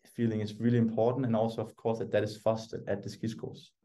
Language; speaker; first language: English; non-native, fluent; Danish